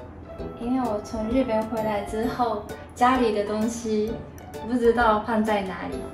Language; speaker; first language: Chinese; non-native, fluent; Japanese